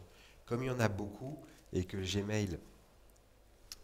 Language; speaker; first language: French; native; French